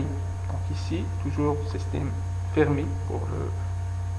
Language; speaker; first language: French; non-native, local second language; Arabic